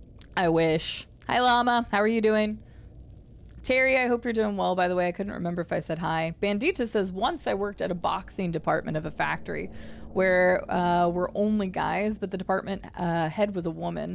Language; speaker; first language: English; native; English